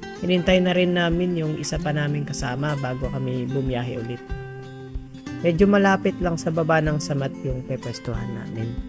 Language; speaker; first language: Filipino; native; Filipino